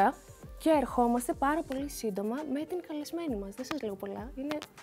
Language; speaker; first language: Greek; native; Greek